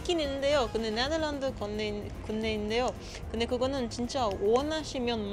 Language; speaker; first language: Korean; non-native, learner; Papiamento